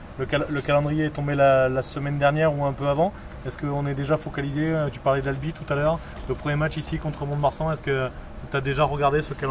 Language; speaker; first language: French; native; French